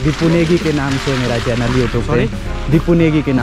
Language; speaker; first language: Hindi; non-native, local second language; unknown